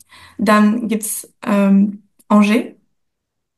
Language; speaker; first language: German; non-native, fluent; French